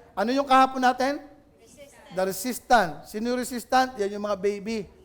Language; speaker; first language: Filipino; native; Filipino